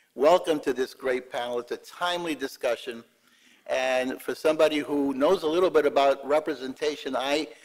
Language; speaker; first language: English; early bilingual, other home language; Spanish